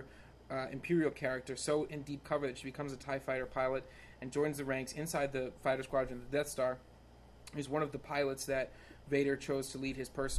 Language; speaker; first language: English; native; English